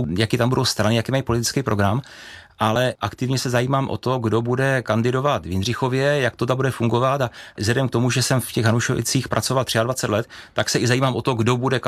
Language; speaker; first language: Czech; native; Czech